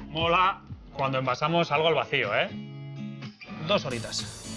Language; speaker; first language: Spanish; native; Spanish